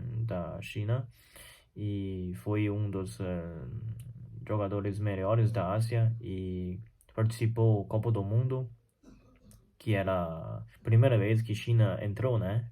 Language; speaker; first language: Portuguese; non-native, fluent; Chinese